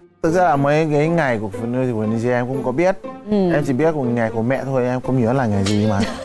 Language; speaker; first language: Vietnamese; non-native, fluent; Yoruba